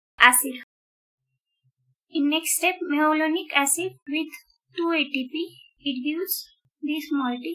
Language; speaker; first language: English; non-native, local second language; Marathi